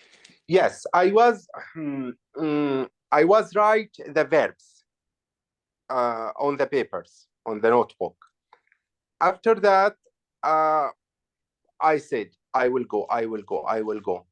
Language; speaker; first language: English; non-native, learner; Arabic